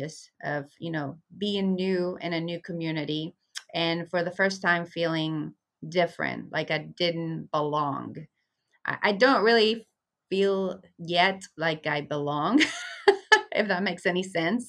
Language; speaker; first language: English; early bilingual, other home language; Spanish